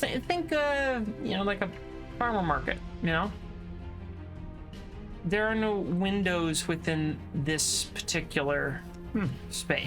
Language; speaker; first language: English; native; English